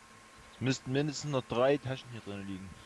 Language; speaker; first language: German; native; German